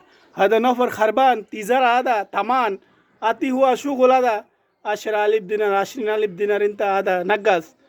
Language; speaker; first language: Arabic; non-native, learner; Bangla